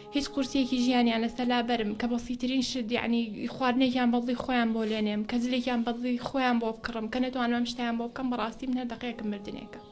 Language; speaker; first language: Central Kurdish; native; Central Kurdish